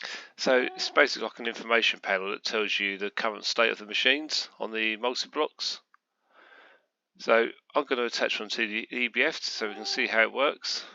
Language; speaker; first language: English; native; English